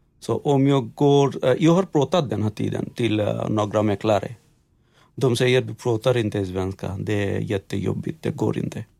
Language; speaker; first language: Swedish; non-native, learner; Bangla